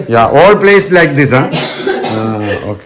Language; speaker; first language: English; non-native, learner; Malayalam